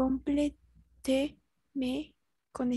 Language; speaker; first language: French; non-native, learner; Spanish